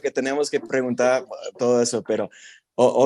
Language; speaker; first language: Spanish; non-native, fluent; English